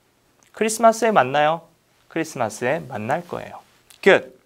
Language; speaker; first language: Korean; non-native, fluent; English